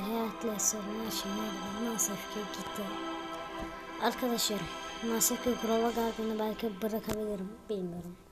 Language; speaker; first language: Turkish; native; Turkish